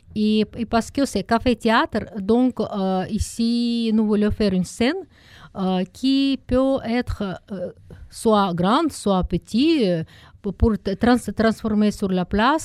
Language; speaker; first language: French; non-native, learner; Russian